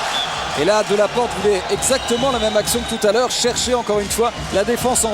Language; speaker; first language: French; native; French